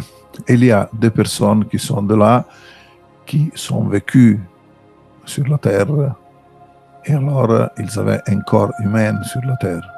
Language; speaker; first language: French; non-native, fluent; Italian